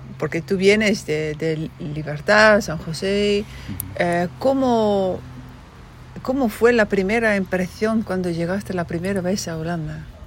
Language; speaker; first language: Spanish; non-native, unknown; Dutch